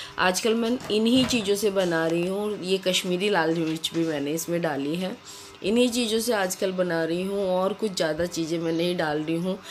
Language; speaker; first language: Hindi; native; Hindi